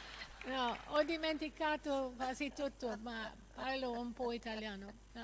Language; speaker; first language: Italian; non-native, learner; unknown